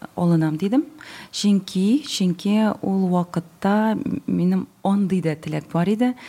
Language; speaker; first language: Tatar; native; Tatar